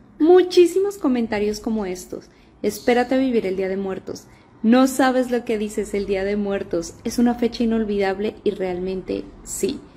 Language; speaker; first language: Spanish; native; Spanish